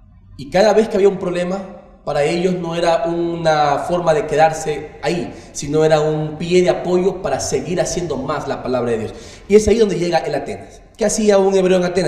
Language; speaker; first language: Spanish; native; Spanish